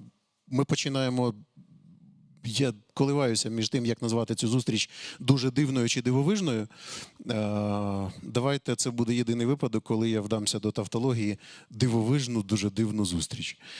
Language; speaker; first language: Ukrainian; native; Ukrainian